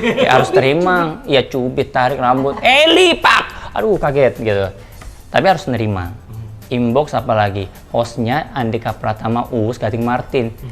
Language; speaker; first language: Indonesian; non-native, fluent; Korean